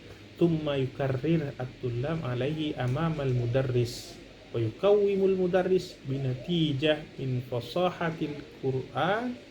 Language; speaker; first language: Arabic; non-native, fluent; Indonesian